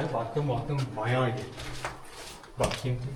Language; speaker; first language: Turkish; native; Turkish